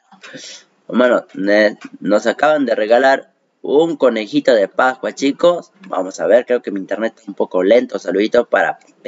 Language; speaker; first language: Spanish; native; Spanish